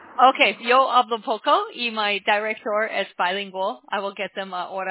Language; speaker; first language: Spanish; non-native, learner; English